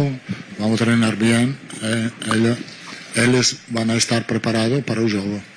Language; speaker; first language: Portuguese; non-native, learner; Italian